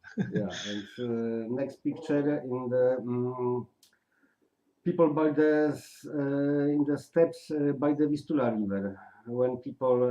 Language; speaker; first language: English; non-native, learner; Polish